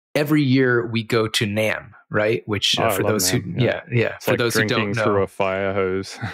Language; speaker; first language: English; native; English